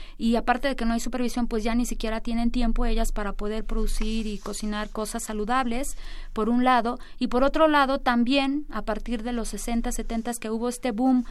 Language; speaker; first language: Spanish; native; Spanish